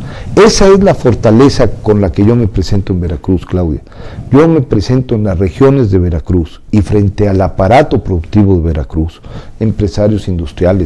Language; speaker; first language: Spanish; native; Spanish